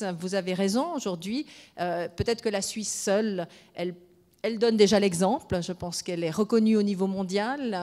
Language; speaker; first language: French; native; French